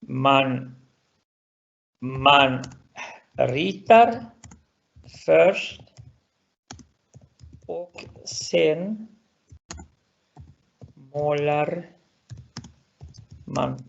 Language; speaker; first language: Swedish; non-native, fluent; Spanish